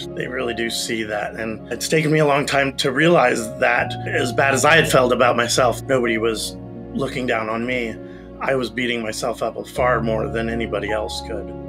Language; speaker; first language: English; native; English